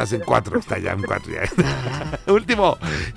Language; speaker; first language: Spanish; native; Spanish